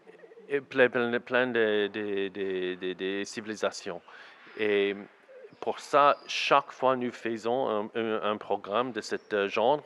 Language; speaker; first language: French; non-native, learner; English